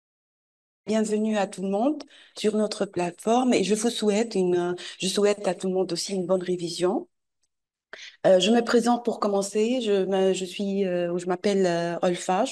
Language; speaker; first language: French; non-native, local second language; Arabic